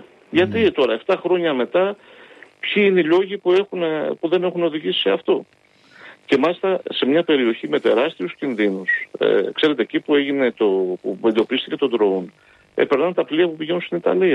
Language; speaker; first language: Greek; native; Greek